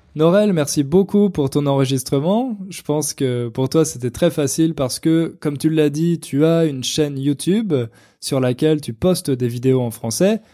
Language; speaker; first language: French; native; French